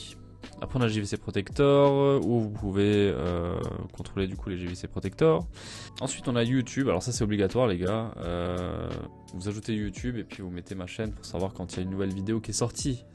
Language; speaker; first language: French; native; French